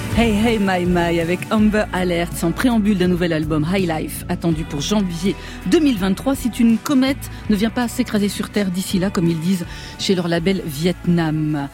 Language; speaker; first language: French; native; French